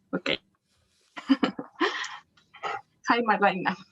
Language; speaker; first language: English; non-native, learner; Spanish